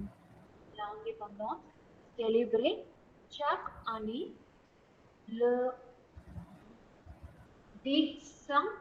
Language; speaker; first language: French; non-native, learner; Tamil